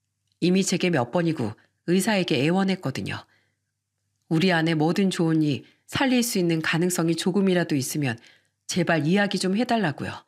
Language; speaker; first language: Korean; native; Korean